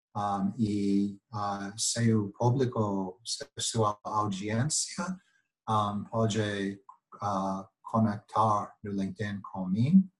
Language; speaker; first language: Portuguese; non-native, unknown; English